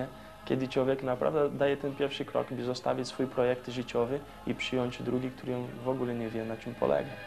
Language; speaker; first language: Polish; non-native, fluent; Portuguese